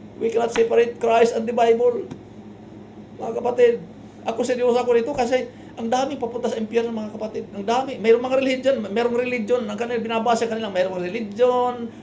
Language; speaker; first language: Filipino; non-native, local second language; Waray